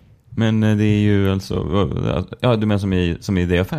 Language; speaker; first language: Swedish; native; Swedish